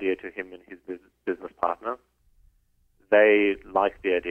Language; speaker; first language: English; native; English